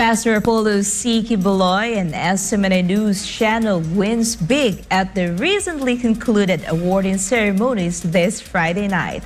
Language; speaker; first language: English; non-native, local second language; Filipino